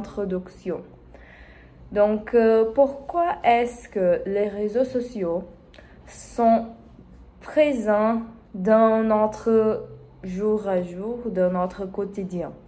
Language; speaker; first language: French; non-native, learner; Spanish